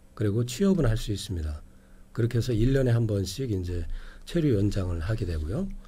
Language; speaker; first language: Korean; native; Korean